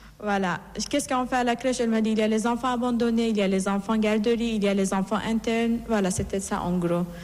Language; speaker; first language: French; non-native, fluent; Persian